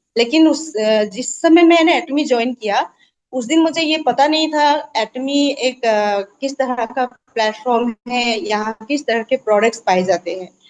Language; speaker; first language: Hindi; non-native, local second language; Assamese